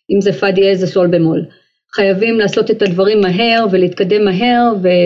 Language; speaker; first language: Hebrew; native; Hebrew